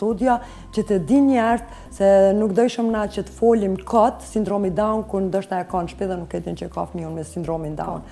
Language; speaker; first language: Albanian; native; Albanian